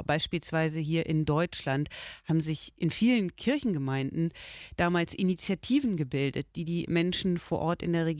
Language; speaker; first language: German; native; German